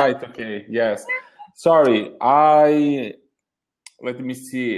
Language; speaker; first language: English; non-native, learner; Portuguese